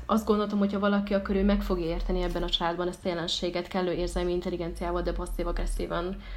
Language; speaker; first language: Hungarian; early bilingual, other home language; Arabic